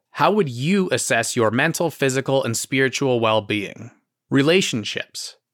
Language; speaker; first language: English; native; English